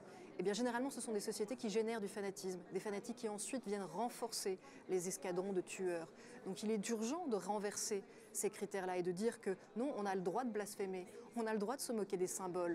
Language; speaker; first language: French; native; French